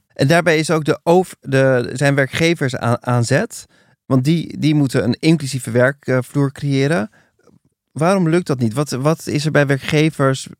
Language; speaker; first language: Dutch; native; Dutch